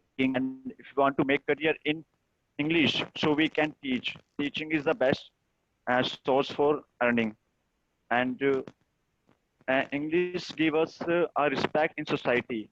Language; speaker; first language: English; non-native, learner; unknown